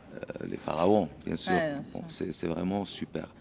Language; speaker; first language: French; non-native, local second language; Arabic